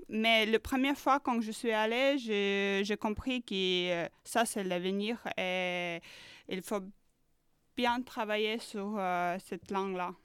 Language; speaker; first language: French; non-native, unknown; Ukrainian